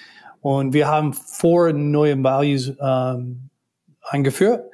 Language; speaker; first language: German; non-native, learner; English